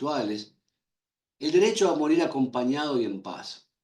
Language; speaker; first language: Spanish; native; Spanish